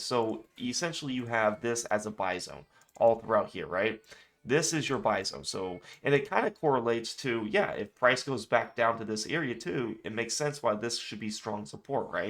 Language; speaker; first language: English; native; English